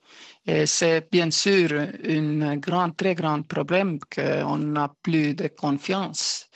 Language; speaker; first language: French; non-native, fluent; Estonian